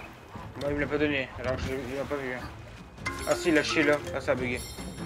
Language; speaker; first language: French; native; French